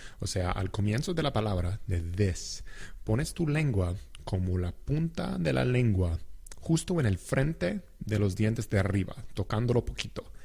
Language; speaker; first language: Spanish; non-native, fluent; English